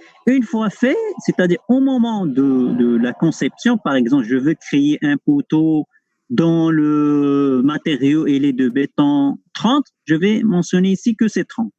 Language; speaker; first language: French; non-native, local second language; Arabic